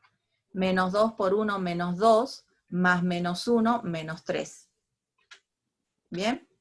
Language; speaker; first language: Spanish; native; Spanish